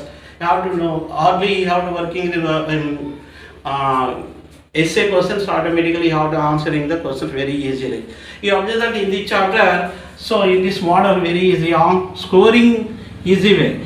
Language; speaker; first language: English; non-native, local second language; Telugu